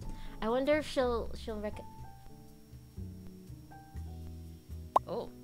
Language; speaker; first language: English; native; English